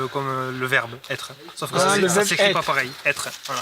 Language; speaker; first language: French; native; French